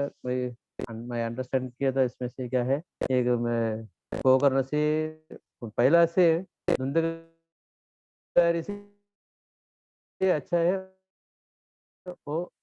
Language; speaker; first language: Hindi; non-native, local second language; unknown